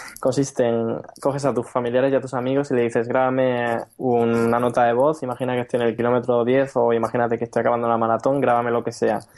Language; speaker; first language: Spanish; native; Spanish